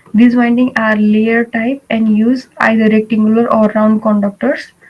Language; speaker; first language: English; non-native, local second language; Nepali